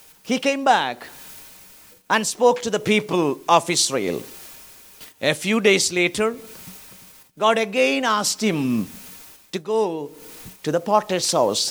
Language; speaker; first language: English; non-native, local second language; Malayalam